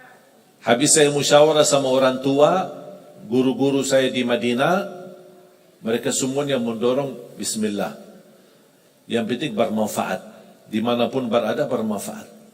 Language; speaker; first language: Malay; non-native, fluent; Arabic